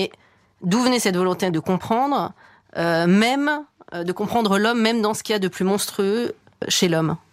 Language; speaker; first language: French; native; French